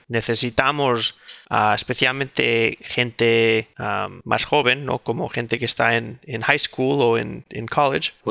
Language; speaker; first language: Spanish; non-native, local second language; Catalan